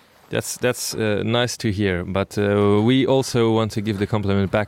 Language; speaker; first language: English; non-native, fluent; Luxembourgish